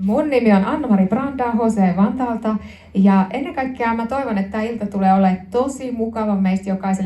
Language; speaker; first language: Finnish; native; Finnish